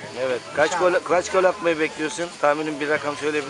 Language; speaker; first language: Turkish; native; Turkish